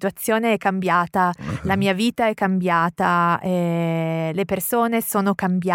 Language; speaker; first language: Italian; native; Italian